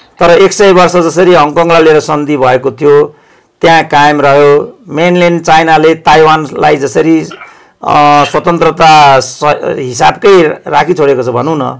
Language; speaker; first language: Nepali; native; Nepali